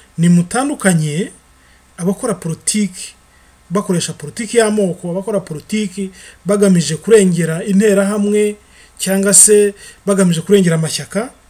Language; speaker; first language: Kinyarwanda; early bilingual, heritage; Kinyarwanda